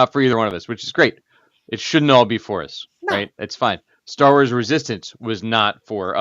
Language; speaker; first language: English; native; English